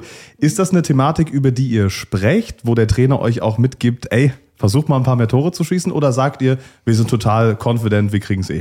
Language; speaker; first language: German; native; German